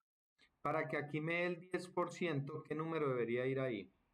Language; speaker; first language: Spanish; native; Spanish